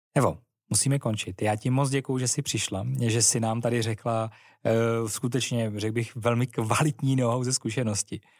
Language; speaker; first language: Czech; native; Czech